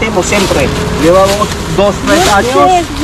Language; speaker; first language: Spanish; non-native, learner; Filipino